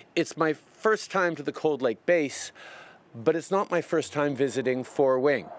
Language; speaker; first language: English; native; English